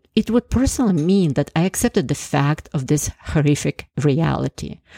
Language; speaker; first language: English; non-native, fluent; Ukrainian